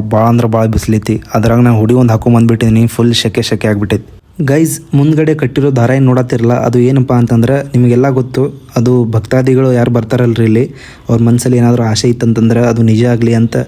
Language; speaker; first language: Kannada; native; Kannada